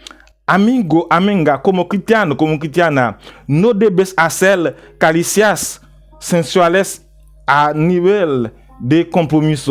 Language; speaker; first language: Spanish; non-native, learner; Haitian Creole